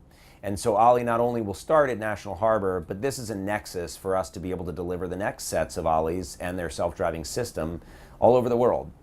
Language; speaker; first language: English; native; English